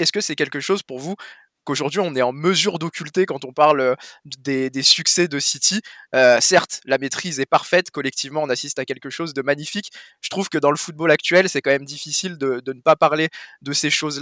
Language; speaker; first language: French; native; French